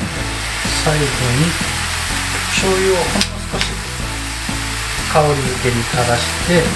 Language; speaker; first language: Japanese; native; Japanese